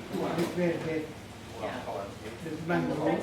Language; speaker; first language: English; non-native, learner; Indonesian